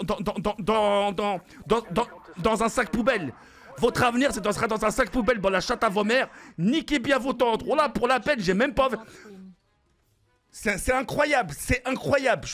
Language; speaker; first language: French; native; French